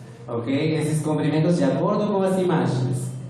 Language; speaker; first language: Portuguese; non-native, fluent; Spanish